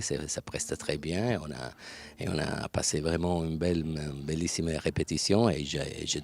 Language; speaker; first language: French; non-native, local second language; Italian